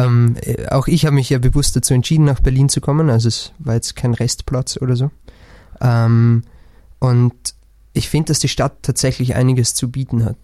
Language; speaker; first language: German; native; German